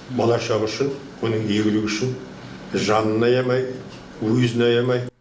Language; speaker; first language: Kazakh; native; Kazakh